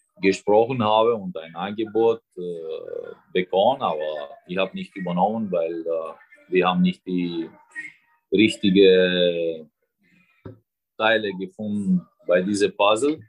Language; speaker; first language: German; non-native, fluent; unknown